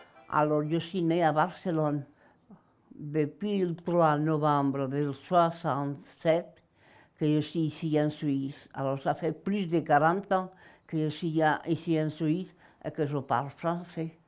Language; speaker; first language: French; non-native, fluent; Spanish